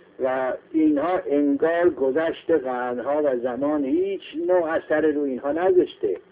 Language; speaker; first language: Persian; non-native, local second language; Azerbaijani